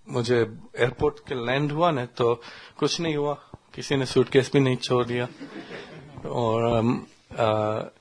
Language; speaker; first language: Hindi; non-native, learner; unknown